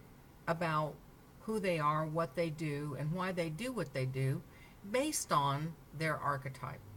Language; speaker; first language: English; native; English